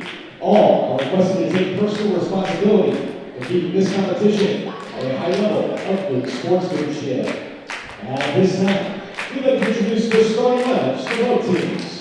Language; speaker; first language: English; native; English